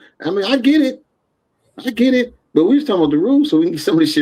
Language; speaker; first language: English; native; English